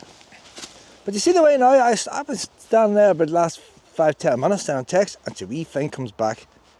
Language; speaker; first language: English; native; English